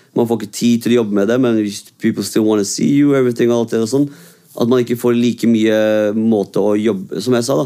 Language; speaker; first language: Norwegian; early bilingual, other home language; Kurdish